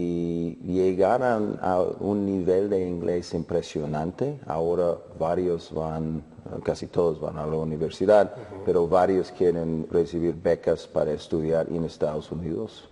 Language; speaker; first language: Spanish; non-native, fluent; English